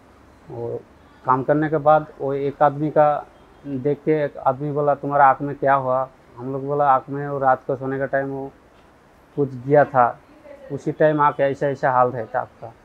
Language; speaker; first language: Hindi; non-native, local second language; Bangla